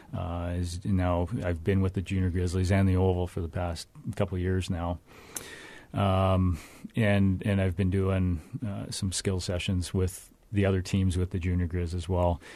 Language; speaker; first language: English; native; English